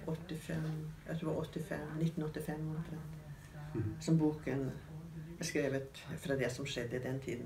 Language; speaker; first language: Norwegian; native; Norwegian